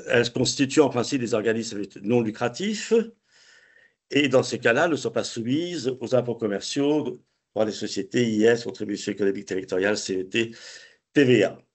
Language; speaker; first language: French; native; French